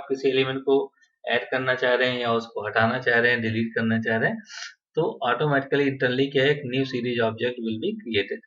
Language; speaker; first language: Hindi; native; Hindi